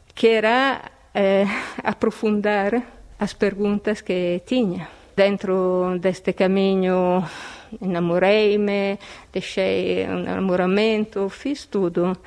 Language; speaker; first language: Portuguese; non-native, fluent; Italian